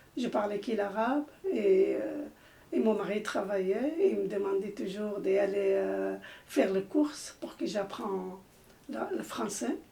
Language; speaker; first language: French; non-native, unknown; Arabic